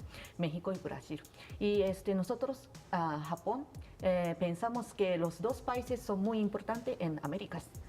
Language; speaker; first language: Spanish; non-native, learner; Japanese